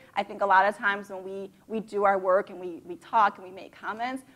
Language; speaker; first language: English; native; English